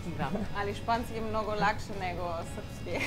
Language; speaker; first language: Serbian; non-native, learner; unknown